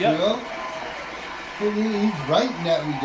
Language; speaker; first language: English; native; English